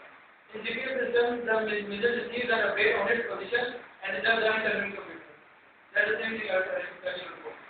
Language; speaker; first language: English; non-native, learner; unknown